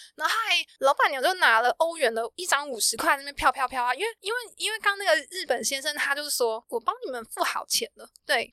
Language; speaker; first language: Chinese; native; Chinese